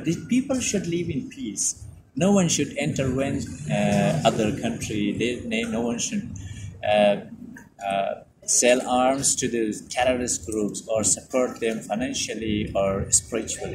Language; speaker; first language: English; non-native, fluent; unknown